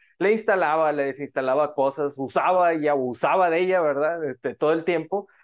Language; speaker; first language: Spanish; native; Spanish